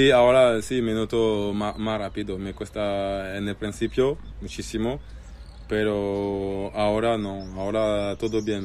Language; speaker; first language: Spanish; non-native, learner; French